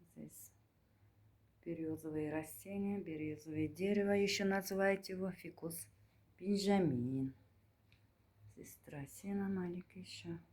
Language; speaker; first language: Russian; non-native, learner; Turkmen